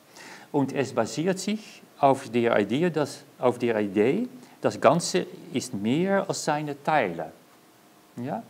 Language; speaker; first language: German; non-native, learner; Dutch